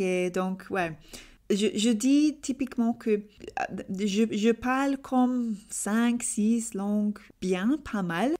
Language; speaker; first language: French; non-native, learner; English